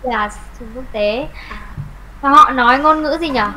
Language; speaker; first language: Vietnamese; native; Vietnamese